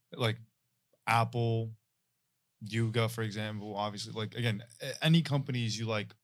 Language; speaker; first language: English; non-native, fluent; Arabic